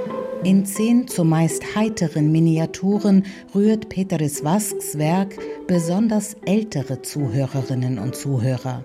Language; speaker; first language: German; native; German